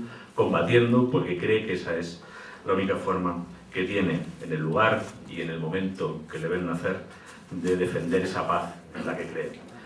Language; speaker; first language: Spanish; native; Spanish